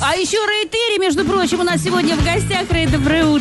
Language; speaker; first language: Russian; native; Russian